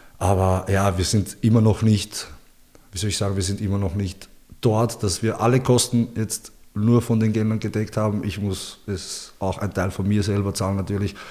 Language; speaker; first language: German; early bilingual, other home language; Bosnian